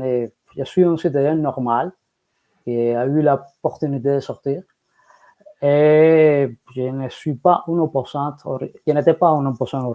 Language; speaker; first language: French; non-native, fluent; Spanish